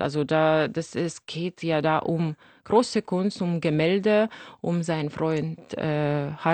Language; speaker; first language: German; non-native, fluent; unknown